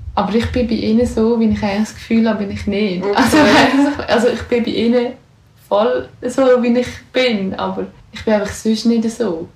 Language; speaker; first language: German; native; German